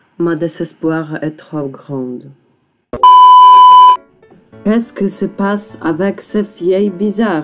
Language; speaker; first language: French; non-native, learner; Polish